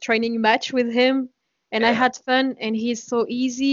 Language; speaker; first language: English; non-native, fluent; French